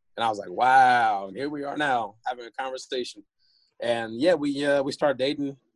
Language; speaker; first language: English; native; English